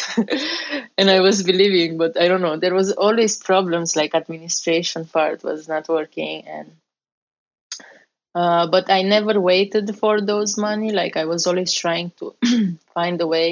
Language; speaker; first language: English; non-native, fluent; Romanian